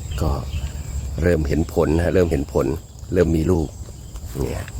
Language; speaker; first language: Thai; native; Thai